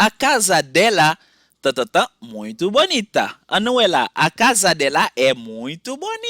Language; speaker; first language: Portuguese; non-native, fluent; Haitian Creole